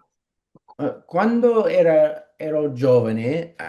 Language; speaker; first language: Italian; non-native, learner; English